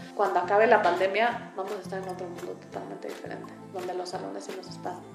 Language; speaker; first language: Spanish; native; Spanish